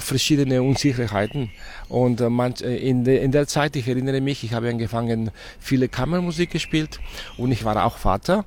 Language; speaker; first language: German; non-native, fluent; Catalan